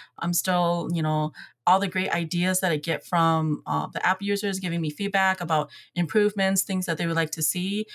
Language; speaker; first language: English; early bilingual, other home language; Hmong